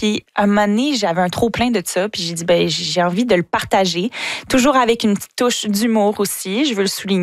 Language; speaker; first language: French; native; French